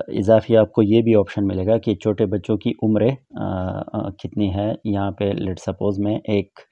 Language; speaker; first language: Urdu; non-native, local second language; Pashto